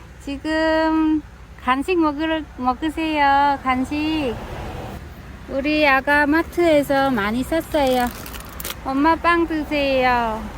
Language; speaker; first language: Korean; non-native, learner; Vietnamese